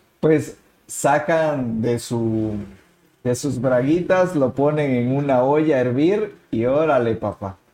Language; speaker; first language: Spanish; native; Spanish